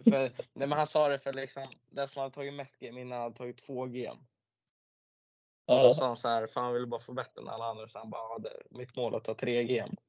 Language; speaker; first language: Swedish; native; Swedish